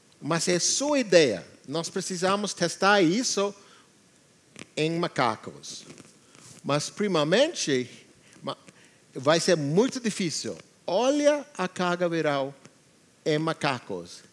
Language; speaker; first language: Portuguese; non-native, learner; English